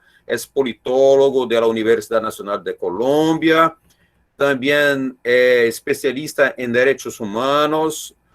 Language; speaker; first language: Spanish; non-native, learner; Portuguese